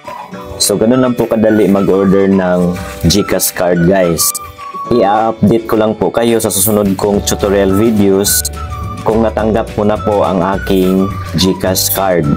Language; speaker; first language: Filipino; native; Filipino